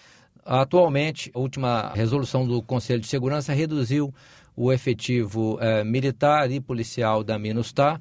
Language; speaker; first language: Portuguese; native; Portuguese